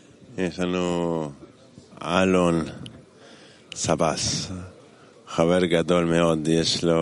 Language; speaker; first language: Hebrew; non-native, learner; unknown